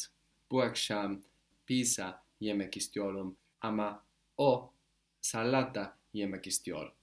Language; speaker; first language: Turkish; non-native, fluent; English